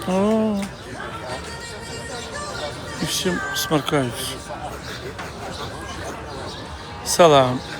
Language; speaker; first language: Russian; non-native, fluent; Azerbaijani